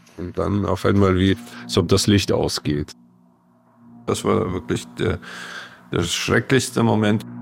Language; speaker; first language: German; early bilingual, other home language; Russian